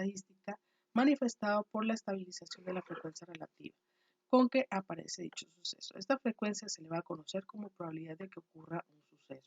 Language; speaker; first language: Spanish; native; Spanish